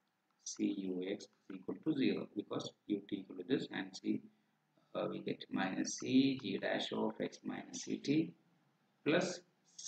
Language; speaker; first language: English; non-native, local second language; Malayalam